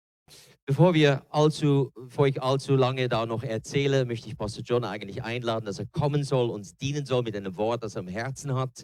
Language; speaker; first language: German; native; German